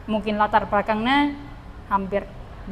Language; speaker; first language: Indonesian; non-native, fluent; Chinese